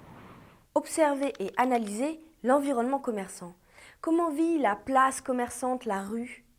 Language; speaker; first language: French; native; French